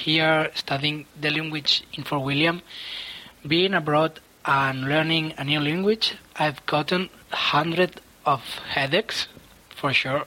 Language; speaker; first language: English; non-native, fluent; Spanish